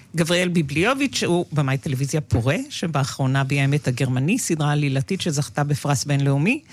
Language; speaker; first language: Hebrew; native; Hebrew